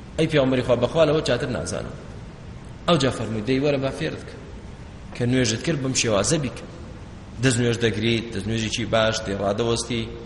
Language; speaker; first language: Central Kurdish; non-native, local second language; Kurdish